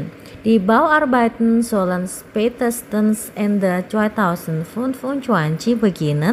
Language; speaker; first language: German; non-native, fluent; Indonesian